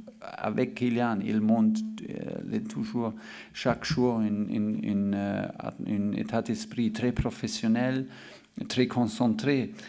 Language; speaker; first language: French; non-native, fluent; German